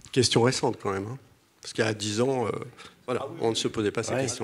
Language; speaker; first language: French; native; French